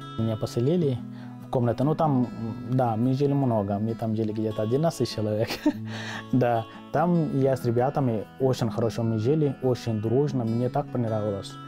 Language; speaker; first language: Russian; non-native, fluent; Arabic